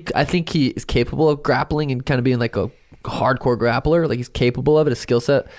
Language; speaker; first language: English; native; English